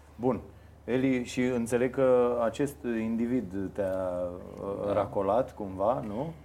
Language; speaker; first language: Romanian; native; Romanian